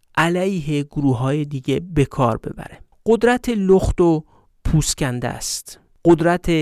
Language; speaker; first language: Persian; native; Persian